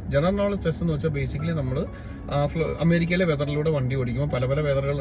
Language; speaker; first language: Malayalam; native; Malayalam